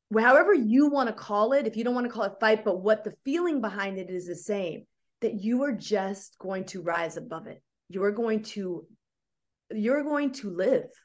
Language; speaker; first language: English; native; English